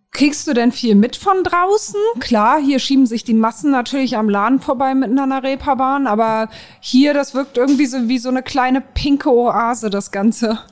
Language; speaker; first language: German; native; German